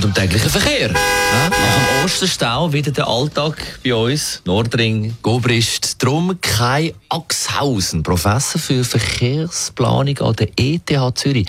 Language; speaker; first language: German; native; German